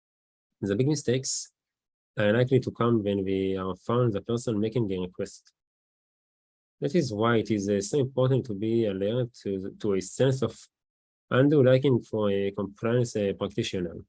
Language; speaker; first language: English; non-native, learner; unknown